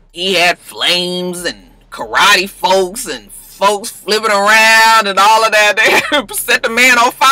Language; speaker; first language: English; native; English